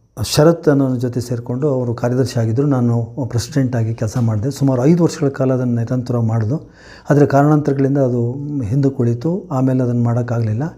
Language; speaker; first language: Kannada; native; Kannada